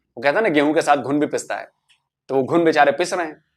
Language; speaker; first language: Hindi; native; Hindi